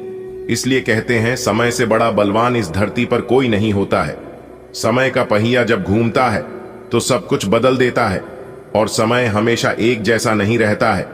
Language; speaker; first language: Hindi; native; Hindi